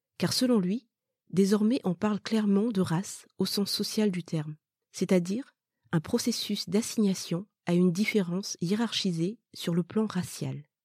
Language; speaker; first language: French; early bilingual, other home language; Malagasy